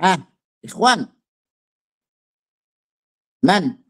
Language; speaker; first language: Arabic; non-native, fluent; Indonesian